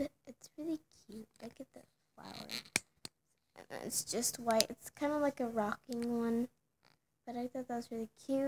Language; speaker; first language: English; native; English